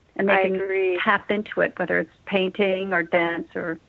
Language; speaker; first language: English; native; English